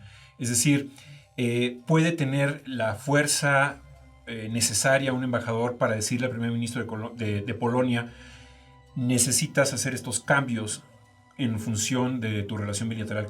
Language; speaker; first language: Spanish; native; Spanish